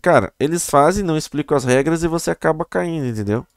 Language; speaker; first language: Portuguese; native; Portuguese